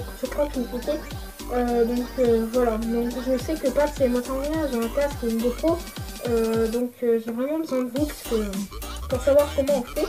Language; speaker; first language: French; native; French